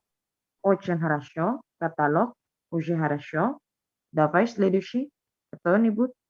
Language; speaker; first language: Russian; non-native, fluent; Indonesian